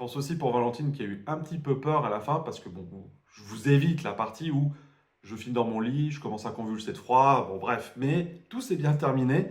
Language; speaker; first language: French; native; French